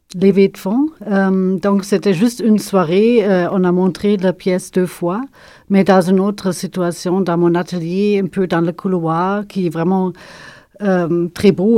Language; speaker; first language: French; non-native, fluent; German